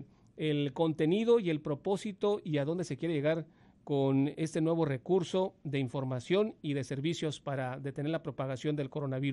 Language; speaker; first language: Spanish; native; Spanish